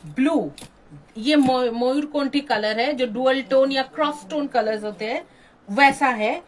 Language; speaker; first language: Hindi; non-native, local second language; Bangla